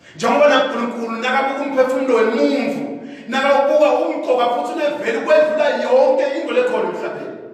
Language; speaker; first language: Zulu; non-native, local second language; Swati